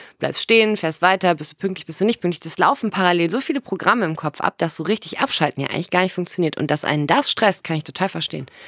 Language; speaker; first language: German; native; German